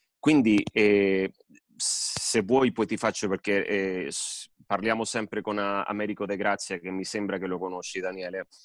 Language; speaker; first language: Italian; early bilingual, heritage; Spanish